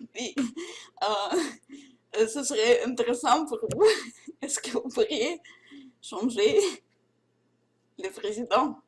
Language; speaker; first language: French; non-native, learner; Russian